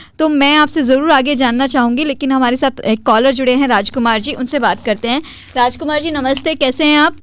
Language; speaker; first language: Hindi; native; Hindi